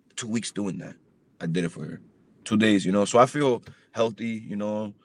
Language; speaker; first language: English; early bilingual, other home language; Spanish